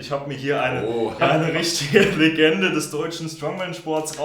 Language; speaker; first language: German; native; German